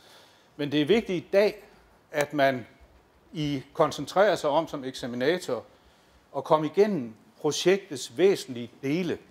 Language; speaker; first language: Danish; native; Danish